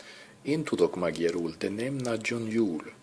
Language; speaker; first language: Hungarian; non-native, learner; English